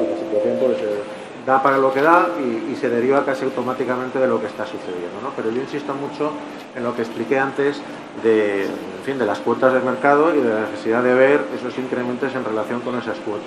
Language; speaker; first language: Spanish; native; Spanish